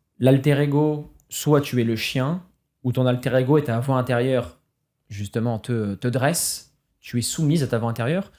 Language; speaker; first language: French; native; French